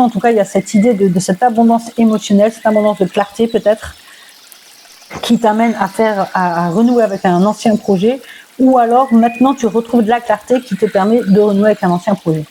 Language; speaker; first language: French; native; French